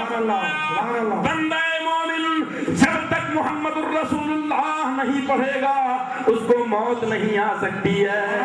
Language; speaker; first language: Urdu; native; Urdu